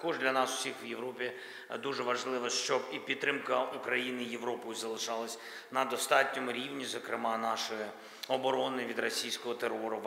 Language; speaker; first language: Ukrainian; non-native, local second language; Russian